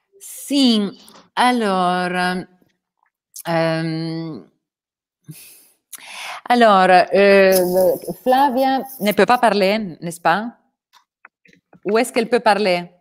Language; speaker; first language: French; non-native, fluent; Italian